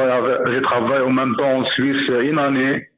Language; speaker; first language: French; non-native, learner; Arabic